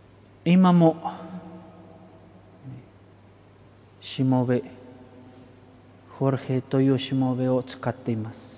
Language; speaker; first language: Japanese; non-native, fluent; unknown